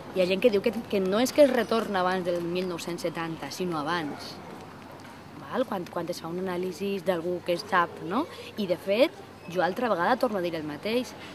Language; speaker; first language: Catalan; non-native, local second language; Spanish